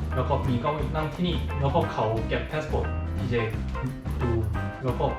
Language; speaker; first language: Thai; non-native, learner; Korean